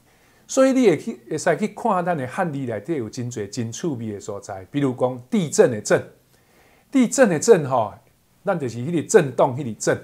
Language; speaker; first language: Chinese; non-native, local second language; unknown